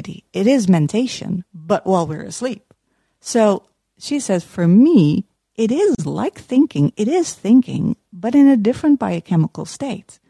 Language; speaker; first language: English; non-native, fluent; Dutch